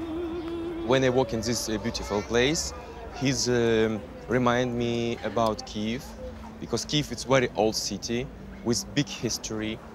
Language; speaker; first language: English; non-native, learner; Ukrainian